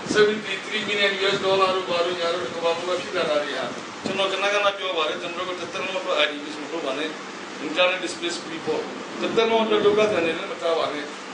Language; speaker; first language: Burmese; non-native, local second language; Kachin